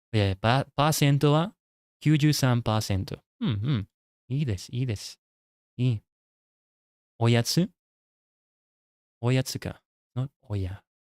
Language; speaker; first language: Japanese; non-native, learner; English